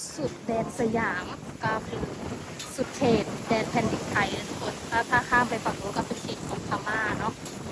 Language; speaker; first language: Thai; native; Thai